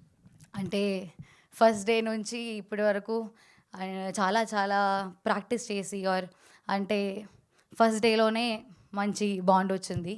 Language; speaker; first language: Telugu; non-native, learner; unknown